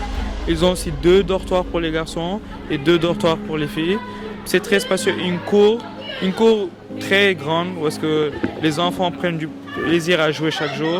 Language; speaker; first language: French; non-native, local second language; Wolof